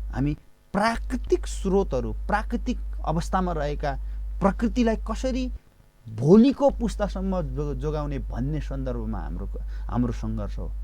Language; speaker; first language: Nepali; non-native, local second language; Eastern Tamang